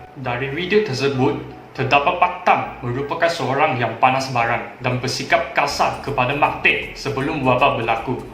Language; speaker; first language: Malay; non-native, local second language; Chinese